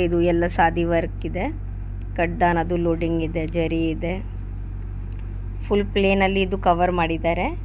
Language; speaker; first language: Kannada; non-native, local second language; Urdu